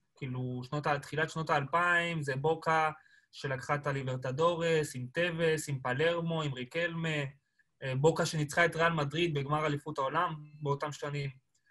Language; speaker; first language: Hebrew; early bilingual, other home language; Spanish